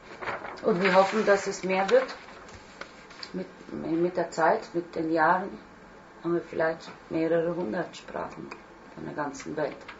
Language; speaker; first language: German; non-native, fluent; Turkish